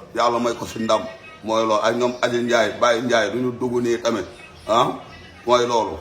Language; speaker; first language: Wolof; native; Wolof